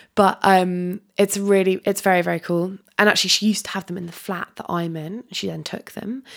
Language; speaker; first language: English; native; English